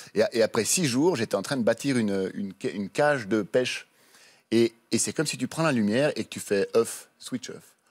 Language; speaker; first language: French; native; French